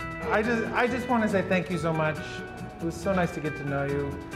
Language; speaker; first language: English; native; English